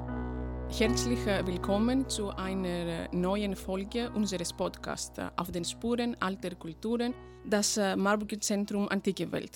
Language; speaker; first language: German; non-native, fluent; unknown